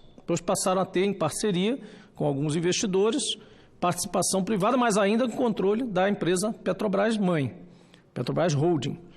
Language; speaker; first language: Portuguese; native; Portuguese